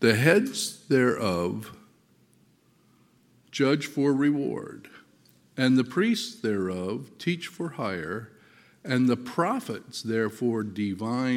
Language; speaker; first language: English; native; English